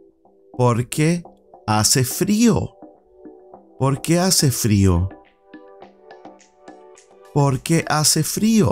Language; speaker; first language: Spanish; non-native, fluent; English